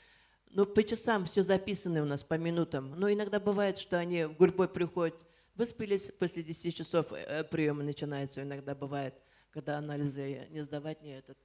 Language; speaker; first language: Russian; native; Russian